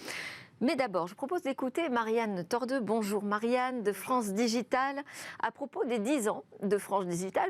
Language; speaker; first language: French; native; French